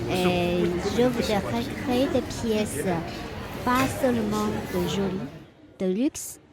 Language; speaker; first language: French; non-native, fluent; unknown